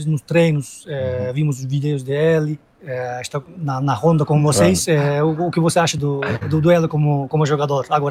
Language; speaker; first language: Portuguese; non-native, learner; Turkish